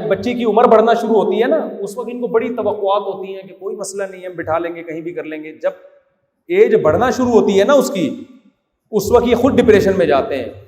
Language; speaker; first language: Urdu; native; Urdu